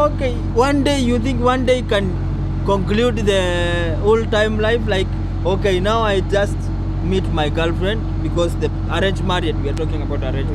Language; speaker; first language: English; non-native, learner; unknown